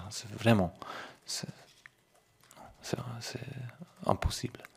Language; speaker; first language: French; non-native, fluent; German